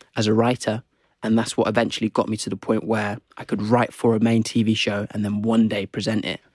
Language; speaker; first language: English; native; English